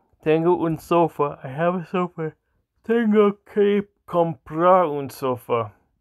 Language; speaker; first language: Spanish; non-native, learner; English